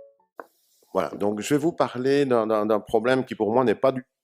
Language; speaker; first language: French; native; French